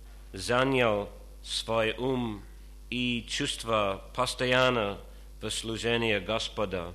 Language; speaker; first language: Russian; non-native, fluent; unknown